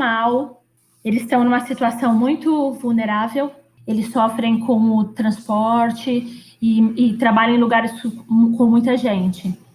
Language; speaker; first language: Portuguese; non-native, fluent; Greek